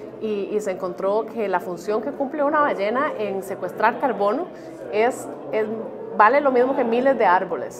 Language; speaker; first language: Spanish; native; Spanish